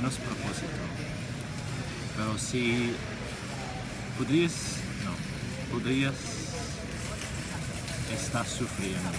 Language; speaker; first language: Spanish; non-native, fluent; English